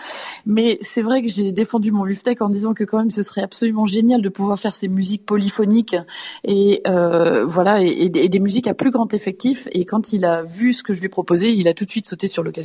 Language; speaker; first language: French; native; French